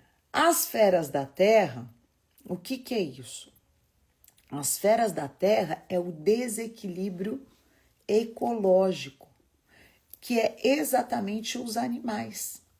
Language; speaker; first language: Portuguese; native; Portuguese